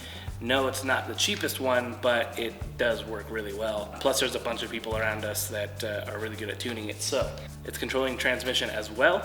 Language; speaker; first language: English; native; English